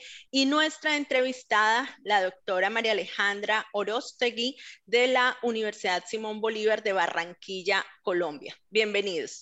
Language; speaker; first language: Spanish; native; Spanish